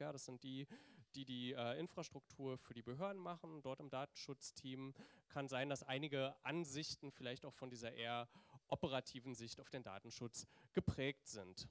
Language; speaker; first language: German; native; German